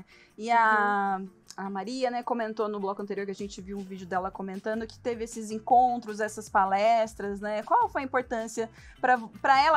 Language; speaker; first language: Portuguese; native; Portuguese